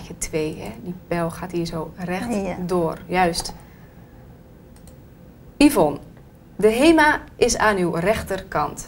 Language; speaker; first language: Dutch; native; Dutch